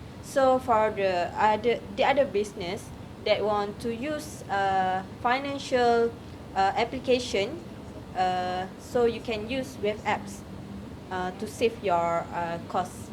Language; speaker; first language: English; non-native, learner; Malay